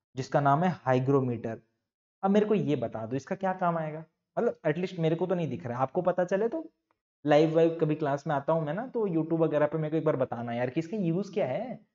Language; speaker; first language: Hindi; native; Hindi